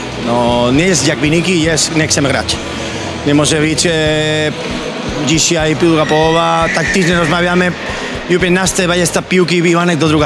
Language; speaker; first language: Polish; non-native, learner; Spanish